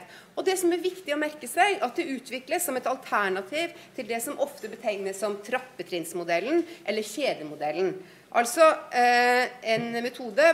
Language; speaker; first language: Norwegian; native; Norwegian